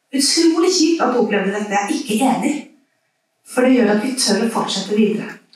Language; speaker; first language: Norwegian; early bilingual, other home language; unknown